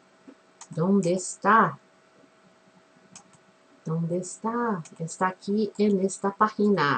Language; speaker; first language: Spanish; non-native, fluent; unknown